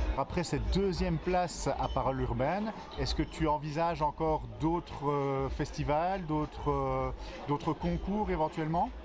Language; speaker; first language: French; native; French